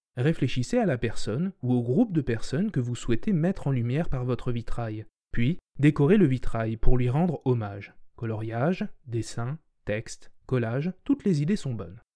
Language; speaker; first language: French; native; French